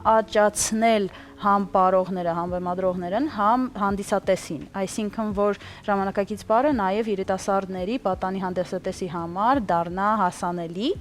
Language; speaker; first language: Armenian; early bilingual, heritage; Armenian